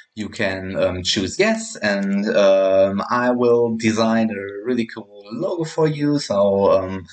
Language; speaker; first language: English; non-native, fluent; German